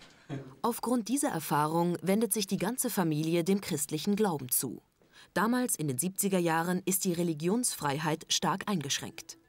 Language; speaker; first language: German; native; German